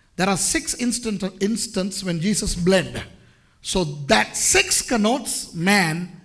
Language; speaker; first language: English; non-native, local second language; Tamil